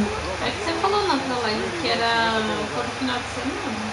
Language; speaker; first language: Portuguese; native; Portuguese